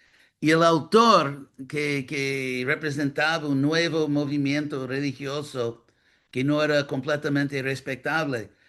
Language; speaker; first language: Spanish; non-native, fluent; English